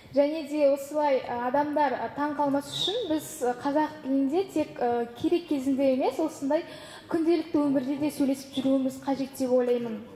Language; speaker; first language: Kazakh; non-native, local second language; Russian